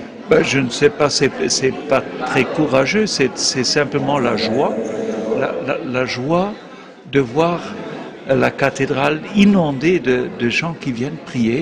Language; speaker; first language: French; non-native, fluent; German